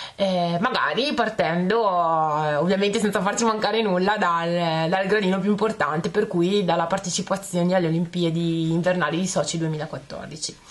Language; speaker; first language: Italian; native; Italian